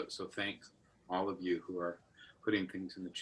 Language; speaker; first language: English; native; English